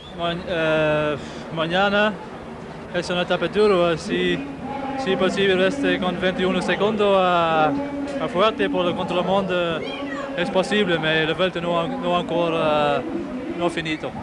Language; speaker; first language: Spanish; non-native, learner; English